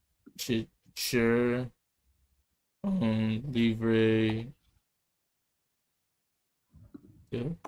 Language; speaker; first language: French; non-native, learner; English